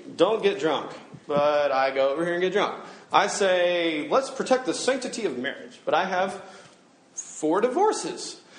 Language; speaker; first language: English; native; English